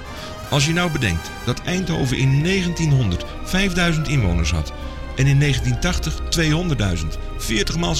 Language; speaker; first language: Dutch; native; Dutch